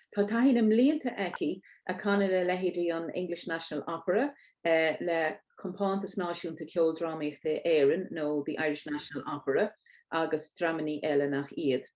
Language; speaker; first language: Irish; native; Irish